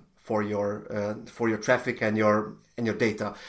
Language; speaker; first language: English; non-native, fluent; Hungarian